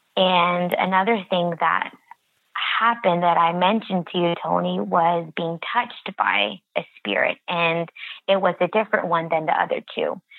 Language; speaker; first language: English; native; English